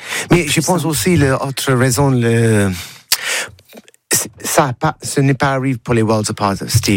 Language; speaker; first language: French; non-native, learner; English